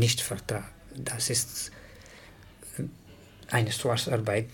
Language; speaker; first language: German; non-native, learner; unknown